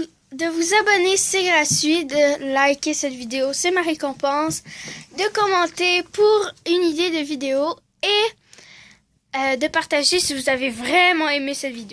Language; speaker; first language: French; native; French